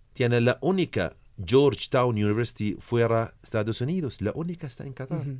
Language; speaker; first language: Spanish; non-native, learner; Arabic